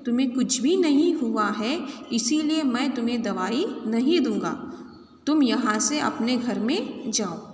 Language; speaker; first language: Hindi; non-native, local second language; Marathi